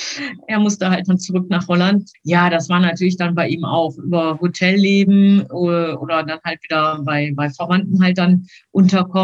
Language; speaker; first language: German; native; German